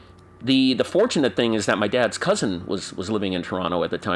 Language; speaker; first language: English; native; English